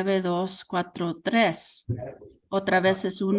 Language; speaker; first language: Spanish; early bilingual, heritage; Spanish